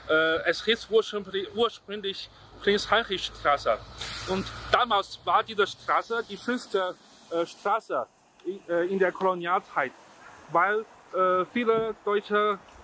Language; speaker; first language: German; non-native, fluent; Chinese